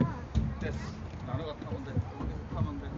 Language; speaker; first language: Korean; native; Korean